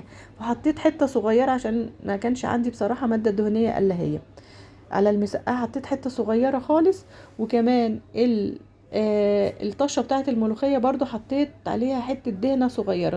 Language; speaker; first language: Arabic; native; Arabic